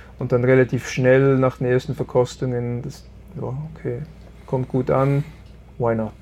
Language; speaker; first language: German; early bilingual, other home language; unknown